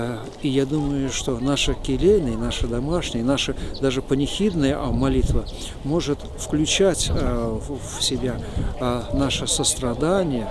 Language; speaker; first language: Russian; native; Russian